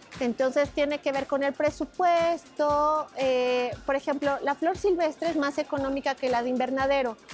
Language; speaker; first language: Spanish; native; Spanish